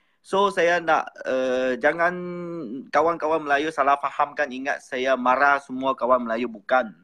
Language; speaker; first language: Malay; non-native, local second language; Chinese